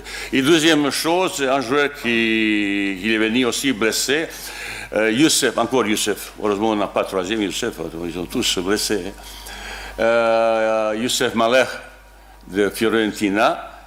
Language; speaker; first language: French; non-native, learner; Bosnian